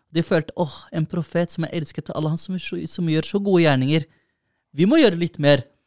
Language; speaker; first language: Norwegian; early bilingual, other home language; Somali